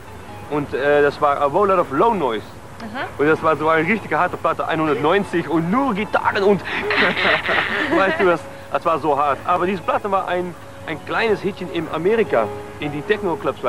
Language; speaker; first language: German; non-native, learner; Dutch